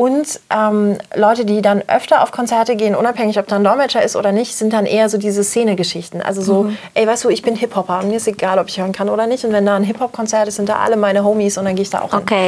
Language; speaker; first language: German; native; German